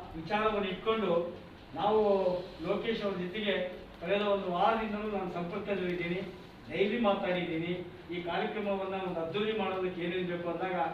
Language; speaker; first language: Kannada; non-native, local second language; Lambadi